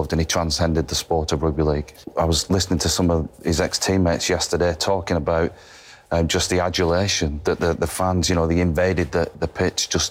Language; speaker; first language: English; native; English